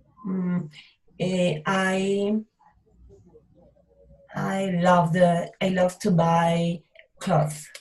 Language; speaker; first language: English; non-native, learner; Spanish